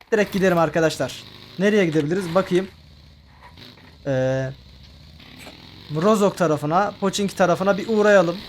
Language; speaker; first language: Turkish; native; Turkish